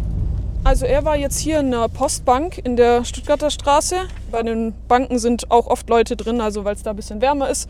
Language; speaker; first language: German; native; German